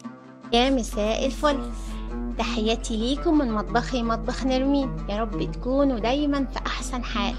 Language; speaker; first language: Arabic; native; Arabic